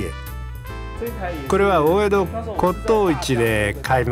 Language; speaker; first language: Japanese; non-native, fluent; Chinese